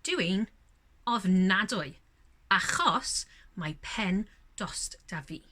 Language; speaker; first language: Welsh; non-native, local second language; English